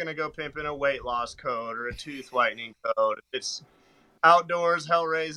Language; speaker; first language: English; native; English